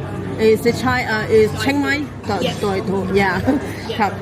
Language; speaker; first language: English; non-native, learner; Cantonese